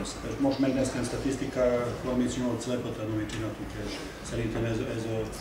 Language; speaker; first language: Hungarian; non-native, learner; Serbian